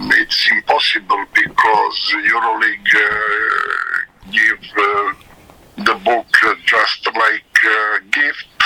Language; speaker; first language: English; non-native, learner; Serbian